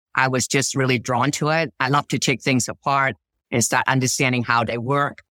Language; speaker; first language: English; early bilingual, other home language; Cantonese